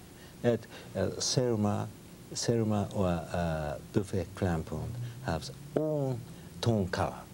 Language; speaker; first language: English; non-native, learner; Japanese